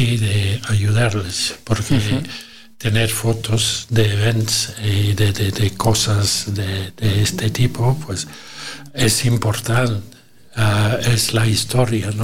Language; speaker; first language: Catalan; non-native, learner; French